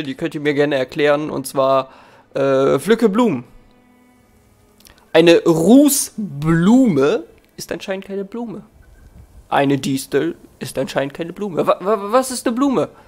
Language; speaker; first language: German; native; German